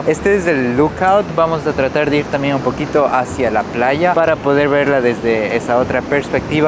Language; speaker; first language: Spanish; native; Spanish